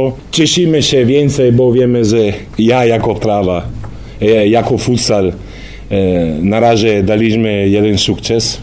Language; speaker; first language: Polish; non-native, learner; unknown